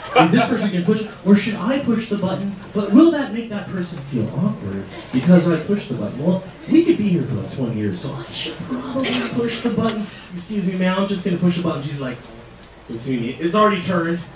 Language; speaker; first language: English; native; English